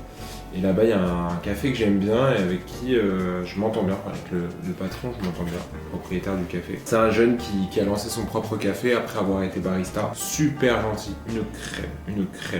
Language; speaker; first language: French; native; French